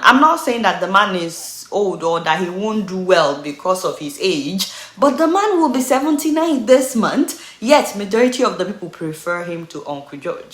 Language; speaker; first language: English; non-native, local second language; Yoruba